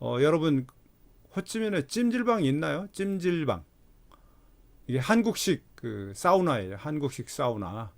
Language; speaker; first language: Korean; native; Korean